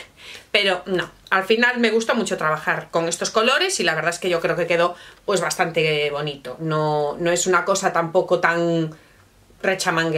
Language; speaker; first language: Spanish; native; Spanish